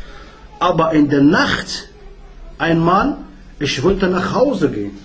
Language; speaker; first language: German; non-native, learner; Arabic